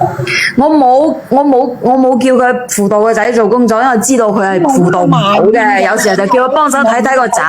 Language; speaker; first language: Cantonese; native; Cantonese